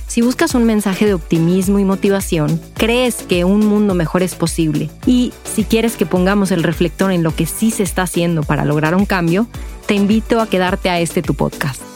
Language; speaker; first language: Spanish; native; Spanish